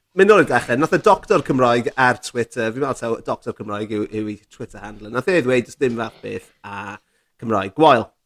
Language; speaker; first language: Welsh; native; Welsh